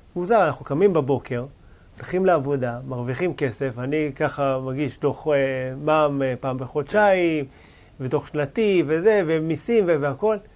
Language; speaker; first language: Hebrew; native; Hebrew